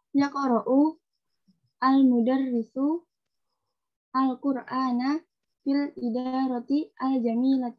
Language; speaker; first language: Arabic; non-native, learner; Indonesian